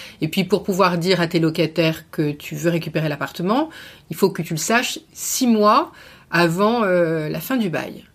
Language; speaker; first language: French; native; French